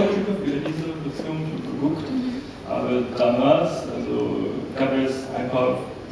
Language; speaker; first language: German; non-native, learner; Chinese